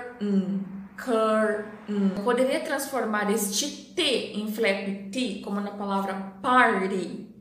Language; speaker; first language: Portuguese; native; Portuguese